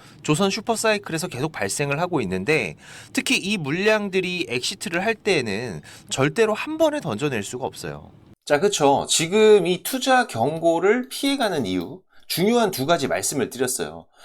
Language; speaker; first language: Korean; native; Korean